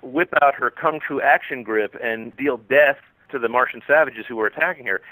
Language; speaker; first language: English; native; English